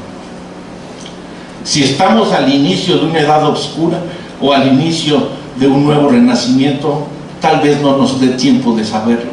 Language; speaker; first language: Spanish; native; Spanish